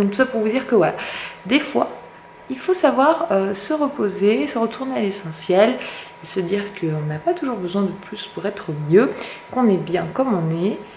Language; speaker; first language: French; native; French